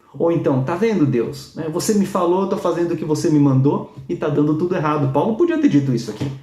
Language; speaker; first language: Portuguese; native; Portuguese